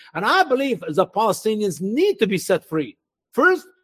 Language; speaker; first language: English; non-native, fluent; Arabic